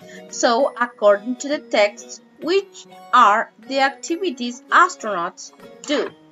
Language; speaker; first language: English; non-native, fluent; Spanish